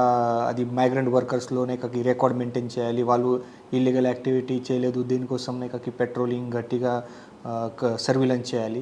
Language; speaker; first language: Telugu; non-native, learner; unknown